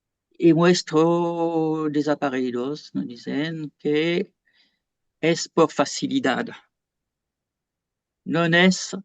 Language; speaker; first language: Spanish; non-native, fluent; French